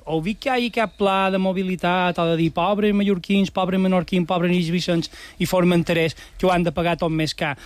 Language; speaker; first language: Catalan; native; Catalan